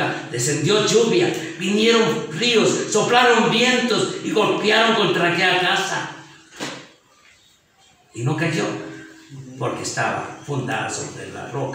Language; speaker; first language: Spanish; native; Spanish